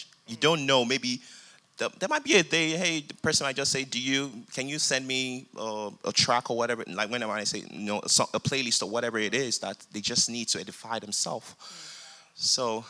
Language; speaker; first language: English; non-native, local second language; Yoruba